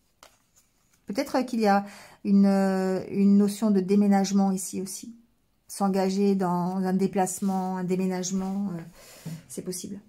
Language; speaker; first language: French; native; French